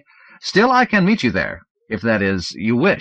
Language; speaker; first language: English; native; English